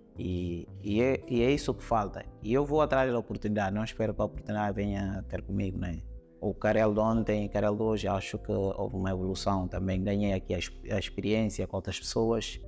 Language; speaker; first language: Portuguese; non-native, local second language; Upper Guinea Crioulo